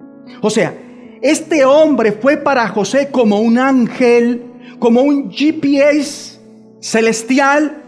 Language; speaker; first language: Spanish; native; Spanish